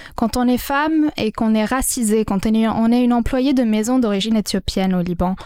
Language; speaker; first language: French; non-native, local second language; Arabic